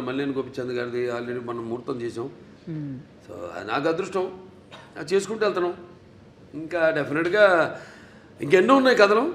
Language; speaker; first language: Telugu; native; Telugu